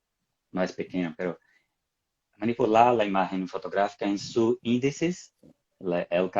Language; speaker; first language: Spanish; non-native, fluent; Portuguese